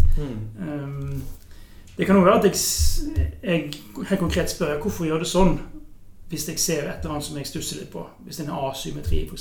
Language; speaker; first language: Norwegian; native; Norwegian